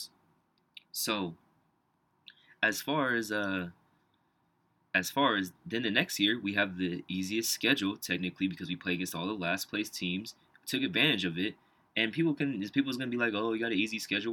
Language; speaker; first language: English; native; English